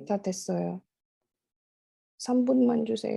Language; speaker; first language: Korean; non-native, fluent; Indonesian